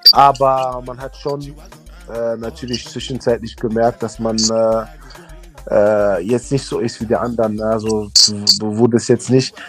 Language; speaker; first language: German; early bilingual, other home language; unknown